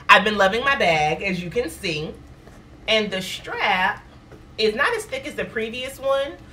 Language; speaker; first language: English; native; English